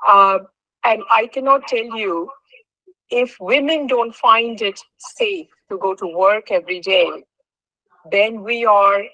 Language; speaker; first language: English; non-native, local second language; Bangla